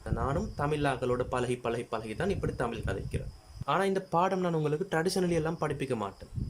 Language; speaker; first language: Tamil; non-native, local second language; Sinhala